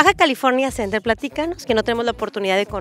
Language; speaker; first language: Spanish; native; Spanish